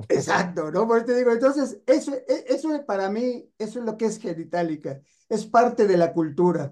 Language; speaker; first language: Spanish; native; Spanish